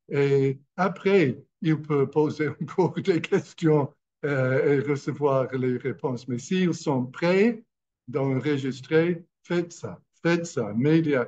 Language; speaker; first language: French; non-native, fluent; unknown